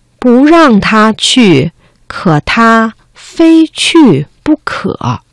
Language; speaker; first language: Chinese; non-native, fluent; Vietnamese